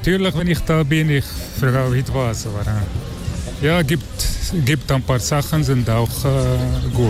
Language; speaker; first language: German; non-native, learner; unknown